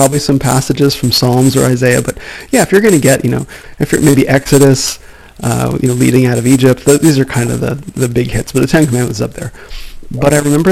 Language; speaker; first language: English; native; English